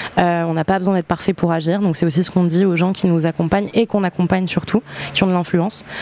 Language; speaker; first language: French; native; French